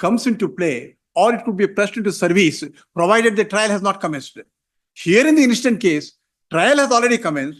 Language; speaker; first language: English; non-native, local second language; Kannada